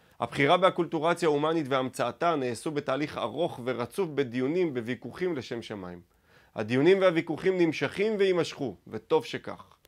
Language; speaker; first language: Hebrew; native; Hebrew